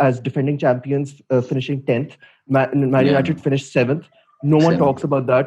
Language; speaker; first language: English; non-native, local second language; Urdu